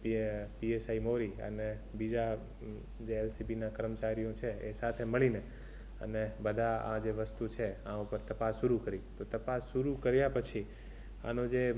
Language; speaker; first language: Gujarati; non-native, fluent; Hindi